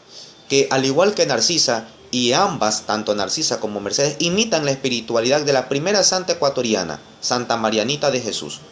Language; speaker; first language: Spanish; native; Spanish